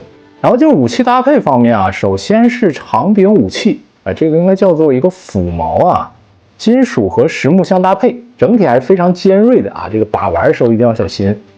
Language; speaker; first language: Chinese; native; Chinese